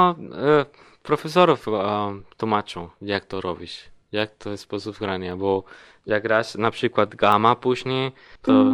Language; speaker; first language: Polish; non-native, learner; Spanish